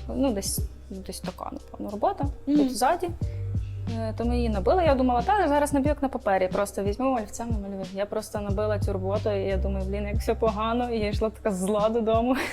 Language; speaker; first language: Ukrainian; non-native, local second language; Romanian